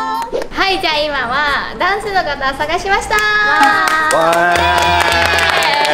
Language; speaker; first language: Japanese; non-native, learner; Chinese